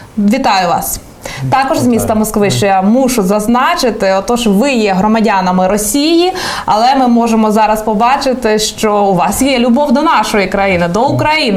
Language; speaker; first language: Ukrainian; native; Ukrainian